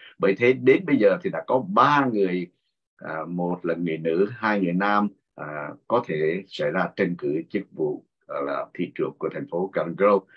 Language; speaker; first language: Vietnamese; native; Vietnamese